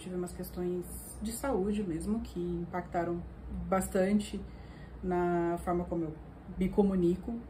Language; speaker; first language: Portuguese; native; Portuguese